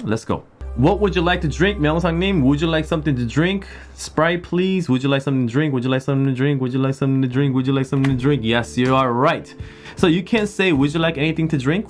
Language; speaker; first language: English; early bilingual, other home language; Korean